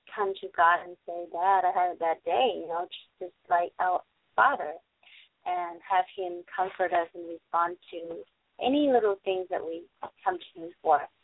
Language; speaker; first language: English; non-native, fluent; Vietnamese